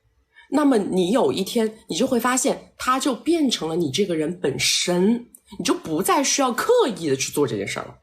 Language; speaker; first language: Chinese; native; Chinese